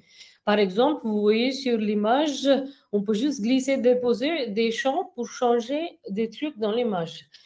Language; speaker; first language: French; non-native, fluent; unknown